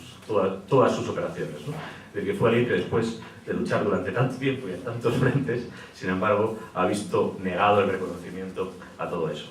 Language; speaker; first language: Spanish; native; Spanish